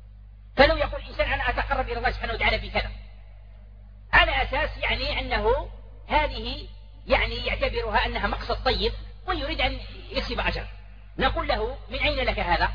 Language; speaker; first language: Arabic; native; Arabic